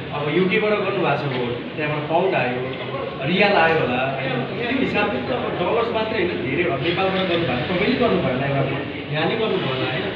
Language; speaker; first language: Nepali; native; Nepali